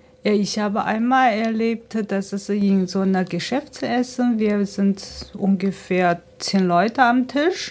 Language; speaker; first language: German; non-native, fluent; Chinese